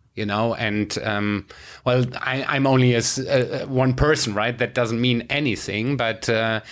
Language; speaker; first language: English; non-native, fluent; German